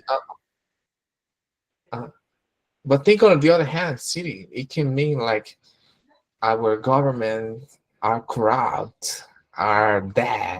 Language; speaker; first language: English; non-native, fluent; Spanish